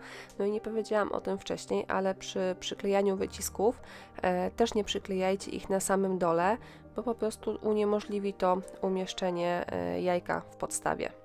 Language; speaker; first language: Polish; native; Polish